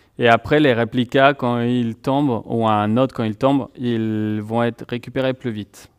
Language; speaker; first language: French; non-native, fluent; Spanish